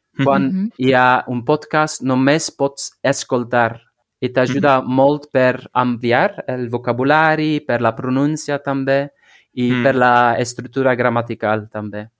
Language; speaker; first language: Catalan; non-native, learner; Dutch